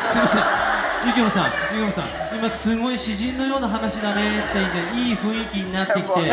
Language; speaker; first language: Japanese; native; Japanese